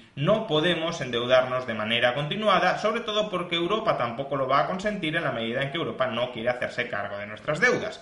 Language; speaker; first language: Spanish; native; Spanish